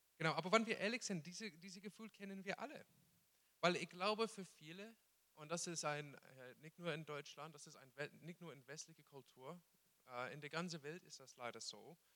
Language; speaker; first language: German; non-native, fluent; English